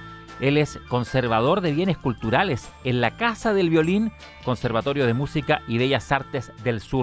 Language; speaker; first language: Spanish; native; Spanish